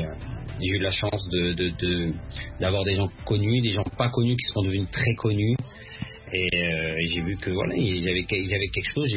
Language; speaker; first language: French; early bilingual, other home language; Arabic